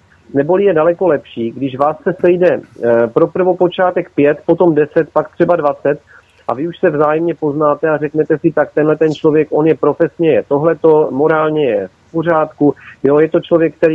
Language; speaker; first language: Czech; native; Czech